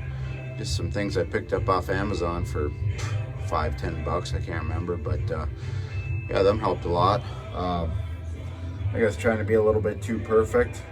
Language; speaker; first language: English; native; English